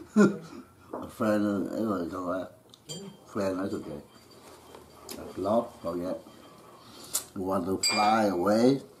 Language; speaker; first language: English; non-native, learner; Vietnamese